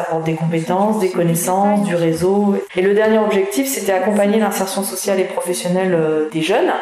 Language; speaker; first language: French; native; French